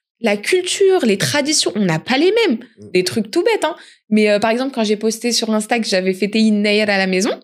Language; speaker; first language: French; early bilingual, other home language; Arabic